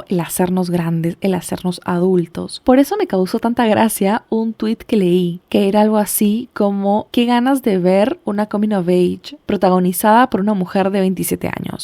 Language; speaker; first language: Spanish; native; Spanish